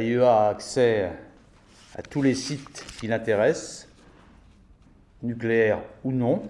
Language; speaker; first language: French; native; French